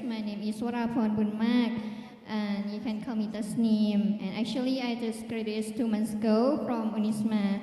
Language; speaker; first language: English; non-native, learner; Thai